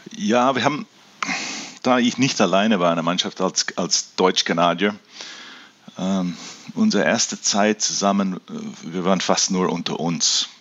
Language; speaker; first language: German; early bilingual, heritage; German